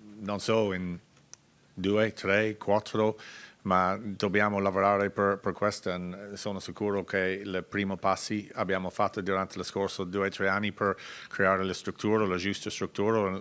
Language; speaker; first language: Italian; non-native, learner; English